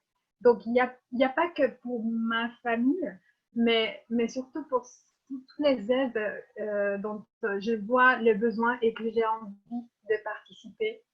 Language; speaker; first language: French; non-native, fluent; Spanish